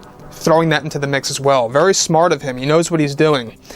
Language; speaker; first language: English; native; English